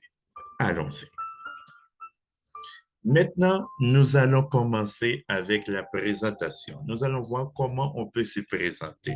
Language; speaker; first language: French; non-native, fluent; Spanish